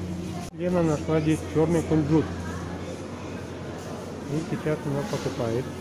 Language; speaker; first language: Russian; native; Russian